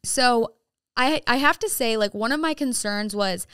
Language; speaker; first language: English; native; English